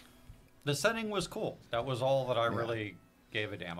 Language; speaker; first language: English; native; English